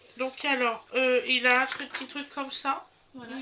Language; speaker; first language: French; native; French